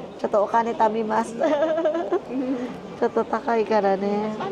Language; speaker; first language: Japanese; non-native, learner; Filipino